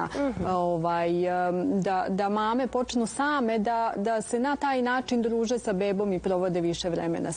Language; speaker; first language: Serbian; native; Serbian